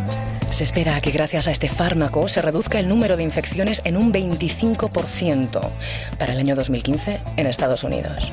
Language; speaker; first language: Spanish; native; Spanish